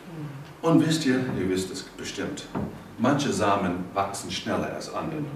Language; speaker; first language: German; non-native, learner; English